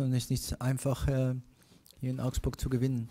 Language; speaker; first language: German; non-native, fluent; Italian